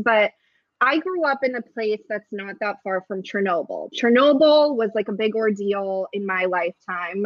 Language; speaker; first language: English; early bilingual, other home language; Russian